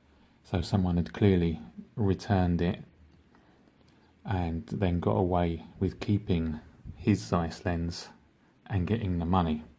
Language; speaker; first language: English; native; English